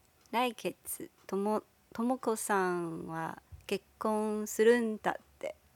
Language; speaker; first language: Japanese; non-native, learner; Chinese